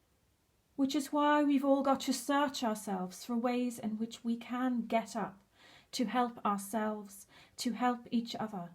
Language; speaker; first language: English; native; English